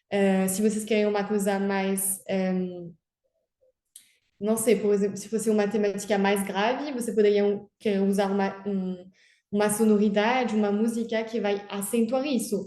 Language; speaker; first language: Portuguese; non-native, fluent; French